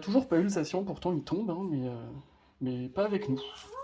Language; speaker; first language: French; native; French